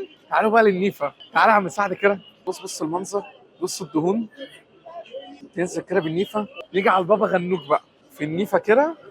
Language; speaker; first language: Arabic; native; Arabic